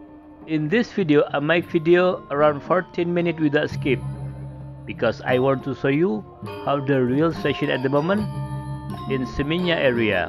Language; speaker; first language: English; non-native, fluent; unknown